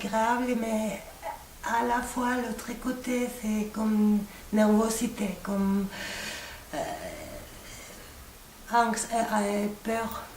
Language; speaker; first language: French; non-native, fluent; Spanish